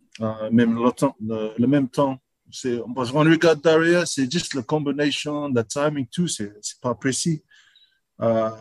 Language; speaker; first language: French; non-native, learner; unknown